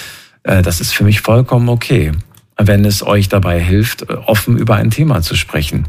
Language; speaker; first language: German; native; German